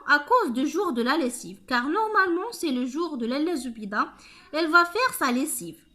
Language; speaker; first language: French; non-native, local second language; Arabic